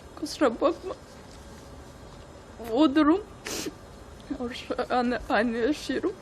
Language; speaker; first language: Turkish; non-native, learner; Russian